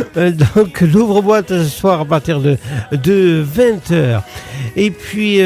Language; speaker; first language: French; native; French